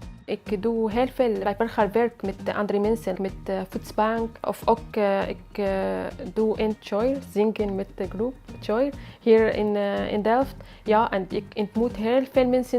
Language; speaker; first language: Dutch; non-native, learner; Arabic